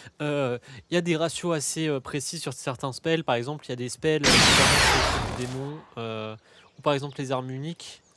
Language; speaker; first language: French; native; French